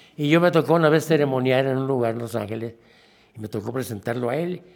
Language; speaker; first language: Spanish; native; Spanish